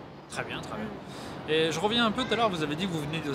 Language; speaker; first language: French; native; French